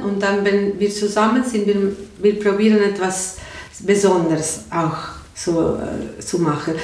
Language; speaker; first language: German; non-native, learner; Spanish